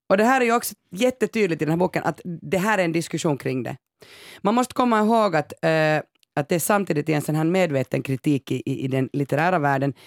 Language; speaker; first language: Swedish; native; Swedish